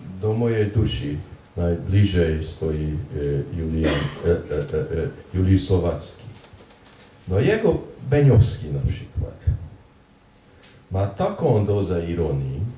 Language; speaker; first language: Polish; non-native, fluent; Hungarian